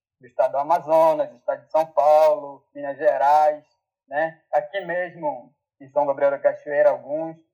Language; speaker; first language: Portuguese; non-native, local second language; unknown